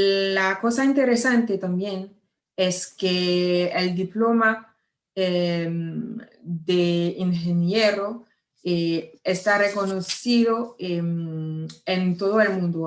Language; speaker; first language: Spanish; non-native, fluent; French